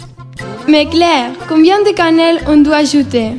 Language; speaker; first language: French; non-native, learner; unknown